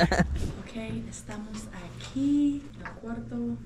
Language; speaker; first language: Spanish; non-native, learner; English